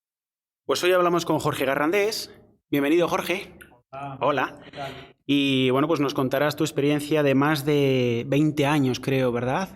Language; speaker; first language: Spanish; native; Spanish